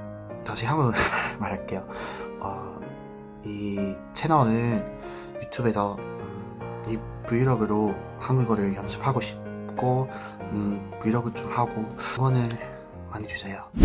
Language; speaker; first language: Korean; early bilingual, heritage; English